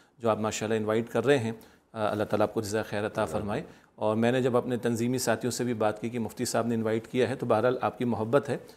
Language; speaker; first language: Urdu; native; Urdu